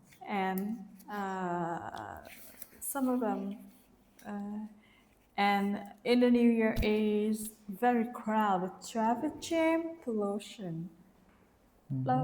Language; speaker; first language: English; non-native, learner; Vietnamese